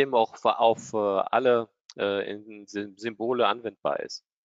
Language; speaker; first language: German; native; German